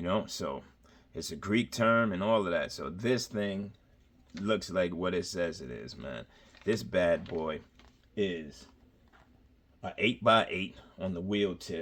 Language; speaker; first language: English; native; English